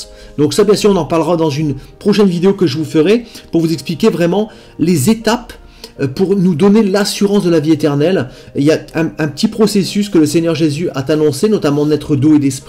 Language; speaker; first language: French; native; French